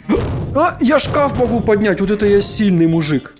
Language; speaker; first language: Russian; native; Russian